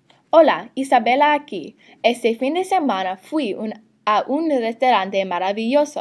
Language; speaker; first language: Spanish; non-native, learner; English